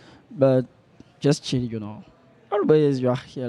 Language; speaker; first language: English; non-native, learner; French